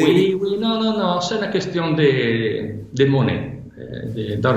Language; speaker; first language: French; non-native, fluent; Italian